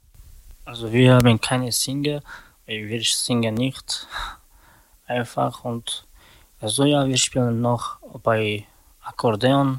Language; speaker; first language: German; non-native, learner; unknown